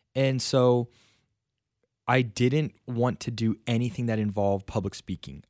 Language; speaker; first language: English; native; English